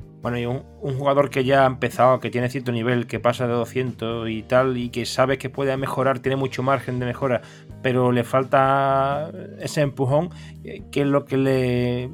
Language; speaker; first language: Spanish; native; Spanish